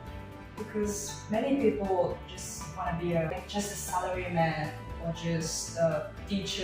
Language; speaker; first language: English; non-native, fluent; Portuguese